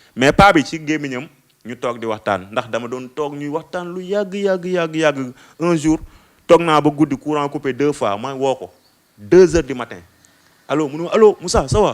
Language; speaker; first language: Wolof; native; Wolof